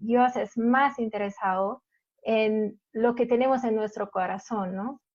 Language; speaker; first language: Spanish; non-native, fluent; German